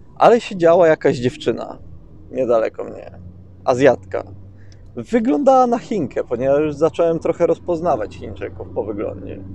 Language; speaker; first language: Polish; native; Polish